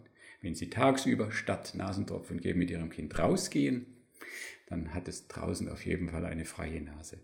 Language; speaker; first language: German; native; German